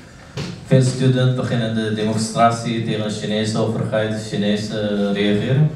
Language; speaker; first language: Dutch; non-native, local second language; Uyghur